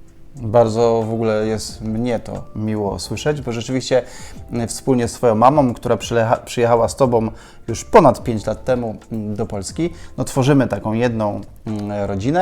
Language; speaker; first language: Polish; native; Polish